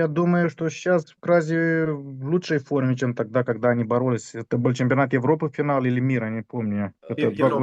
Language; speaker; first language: Russian; non-native, fluent; Romanian